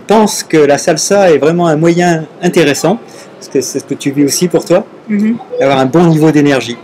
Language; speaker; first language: French; native; French